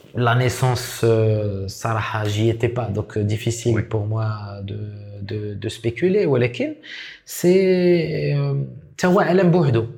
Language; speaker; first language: French; non-native, local second language; Arabic